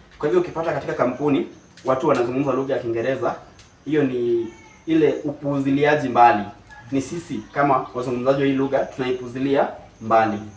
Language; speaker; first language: Swahili; non-native, local second language; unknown